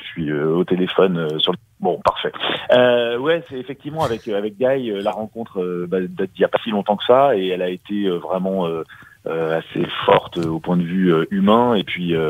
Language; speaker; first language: French; native; French